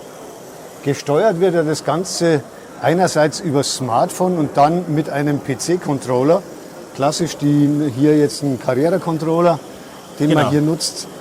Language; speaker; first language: German; native; German